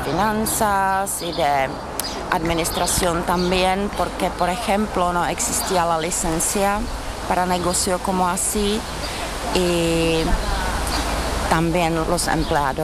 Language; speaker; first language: Spanish; non-native, fluent; Czech